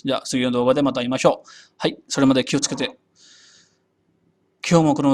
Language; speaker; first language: Japanese; non-native, fluent; Hindi